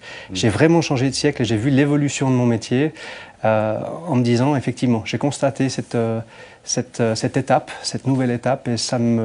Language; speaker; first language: French; native; French